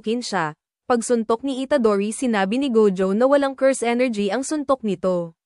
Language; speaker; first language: Filipino; native; Filipino